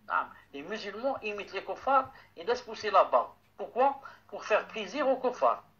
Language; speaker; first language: French; non-native, local second language; Arabic